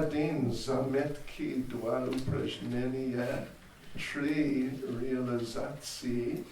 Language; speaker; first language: Russian; non-native, learner; English